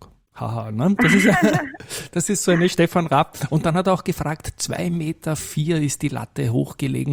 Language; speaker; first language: German; native; German